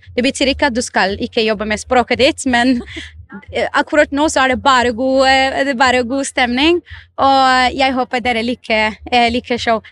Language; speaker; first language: Norwegian; non-native, fluent; Arabic